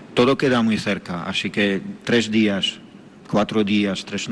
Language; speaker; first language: Spanish; non-native, fluent; Polish